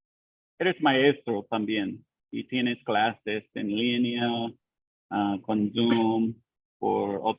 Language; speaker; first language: Spanish; non-native, learner; English